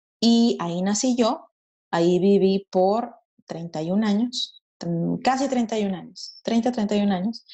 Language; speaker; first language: Spanish; native; Spanish